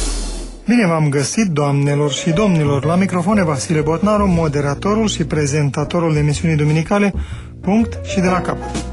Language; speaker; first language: Romanian; native; Romanian